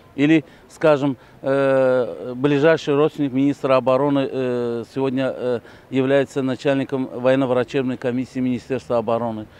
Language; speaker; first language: Russian; non-native, local second language; Azerbaijani